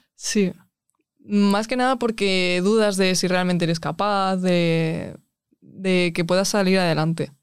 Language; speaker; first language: Spanish; native; Spanish